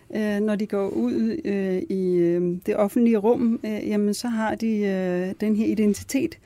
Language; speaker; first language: Danish; early bilingual, other home language; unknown